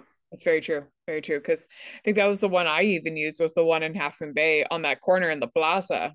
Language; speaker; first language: English; native; English